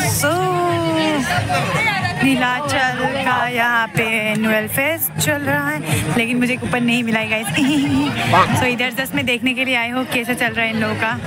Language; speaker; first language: Hindi; non-native, local second language; Assamese